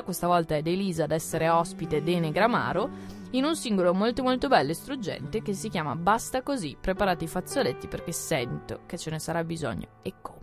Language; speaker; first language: Italian; native; Italian